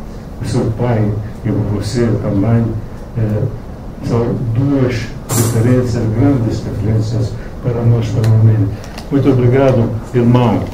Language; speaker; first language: Portuguese; non-native, learner; Romanian